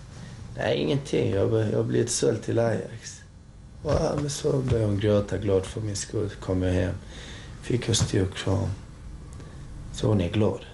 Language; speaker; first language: Swedish; early bilingual, other home language; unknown